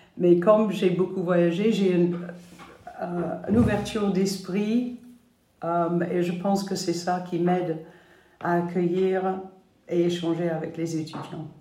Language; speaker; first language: French; non-native, fluent; English